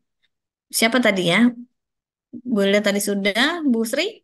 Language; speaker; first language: Indonesian; native; Indonesian